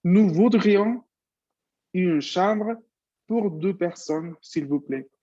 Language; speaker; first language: French; non-native, fluent; Spanish